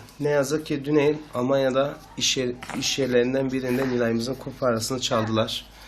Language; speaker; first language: Turkish; native; Turkish